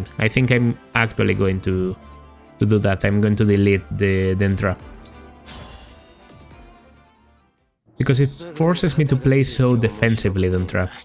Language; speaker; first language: English; non-native, fluent; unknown